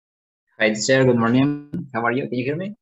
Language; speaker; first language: English; non-native, fluent; Spanish